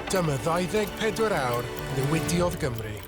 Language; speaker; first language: Welsh; non-native, local second language; English